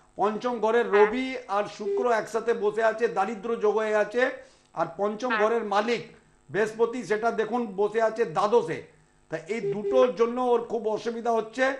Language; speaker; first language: Bangla; non-native, local second language; Punjabi